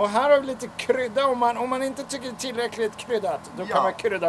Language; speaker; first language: Swedish; native; Swedish